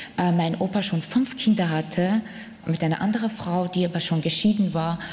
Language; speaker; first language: German; non-native, fluent; Central Kurdish